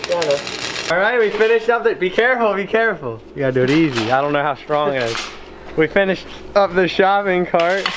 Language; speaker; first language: English; native; English